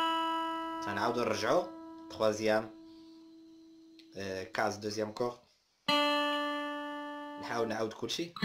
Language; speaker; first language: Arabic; native; Arabic